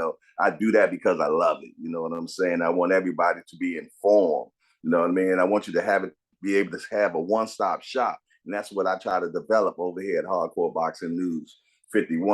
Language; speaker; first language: English; native; English